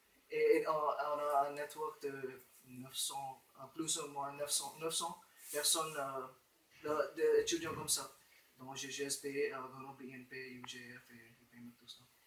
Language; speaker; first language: French; non-native, fluent; Romanian